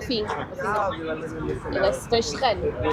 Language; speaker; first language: Portuguese; native; Portuguese